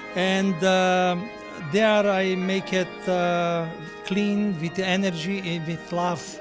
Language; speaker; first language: English; non-native, learner; Macedonian